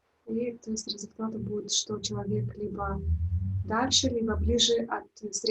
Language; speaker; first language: Russian; native; Russian